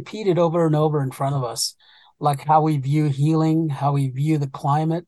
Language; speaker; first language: English; early bilingual, other home language; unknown